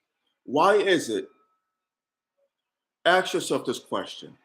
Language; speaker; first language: English; native; English